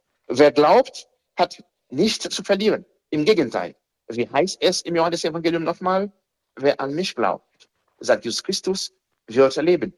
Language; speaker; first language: German; non-native, fluent; Haitian Creole